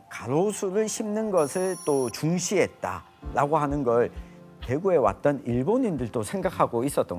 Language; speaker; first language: Korean; native; Korean